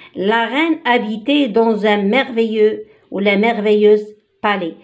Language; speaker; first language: French; non-native, local second language; Arabic